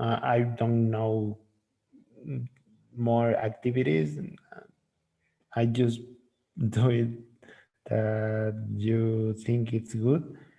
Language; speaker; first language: English; non-native, learner; Spanish